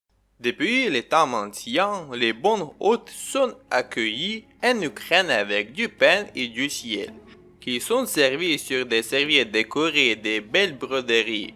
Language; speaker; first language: French; non-native, learner; Ukrainian